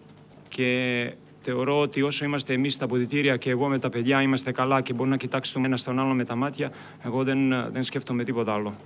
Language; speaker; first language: Greek; non-native, fluent; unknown